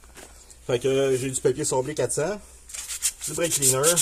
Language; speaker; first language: French; native; French